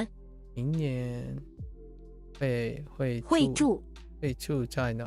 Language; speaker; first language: Chinese; non-native, learner; English